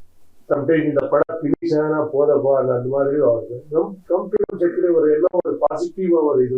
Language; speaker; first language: Tamil; non-native, learner; Kannada